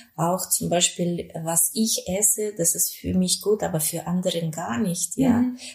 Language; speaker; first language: German; non-native, fluent; Spanish